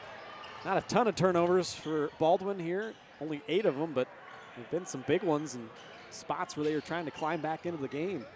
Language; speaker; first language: English; native; English